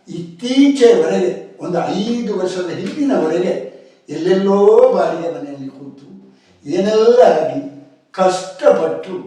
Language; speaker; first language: Kannada; non-native, local second language; Tulu